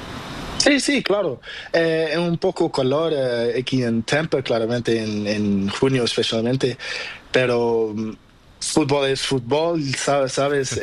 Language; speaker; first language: Spanish; non-native, learner; Portuguese